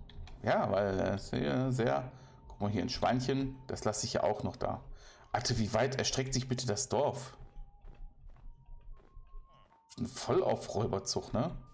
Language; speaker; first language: German; native; German